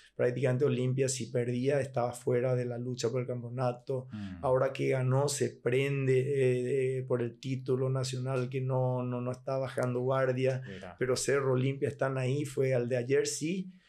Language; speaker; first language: Spanish; native; Spanish